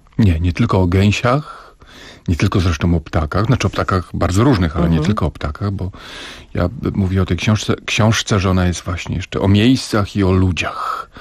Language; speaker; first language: Polish; native; Polish